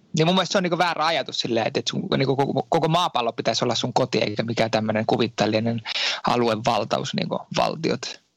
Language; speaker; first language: Finnish; native; Finnish